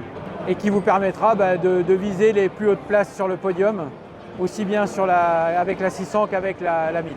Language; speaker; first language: French; native; French